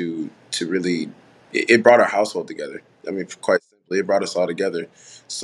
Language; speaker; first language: English; native; English